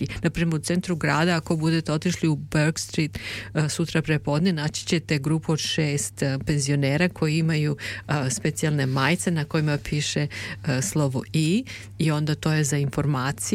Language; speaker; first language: Serbian; native; Serbian